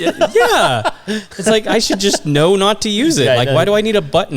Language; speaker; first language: English; native; English